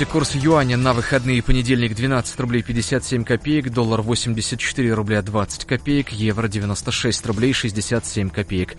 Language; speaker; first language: Russian; native; Russian